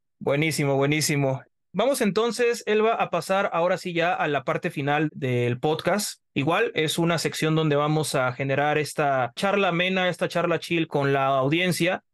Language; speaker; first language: Spanish; native; Spanish